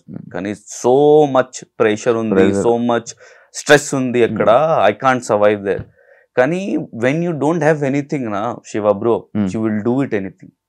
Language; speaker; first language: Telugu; non-native, learner; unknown